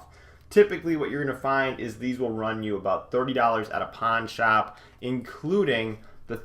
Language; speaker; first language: English; native; English